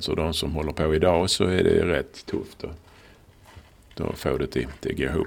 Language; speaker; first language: Swedish; native; Swedish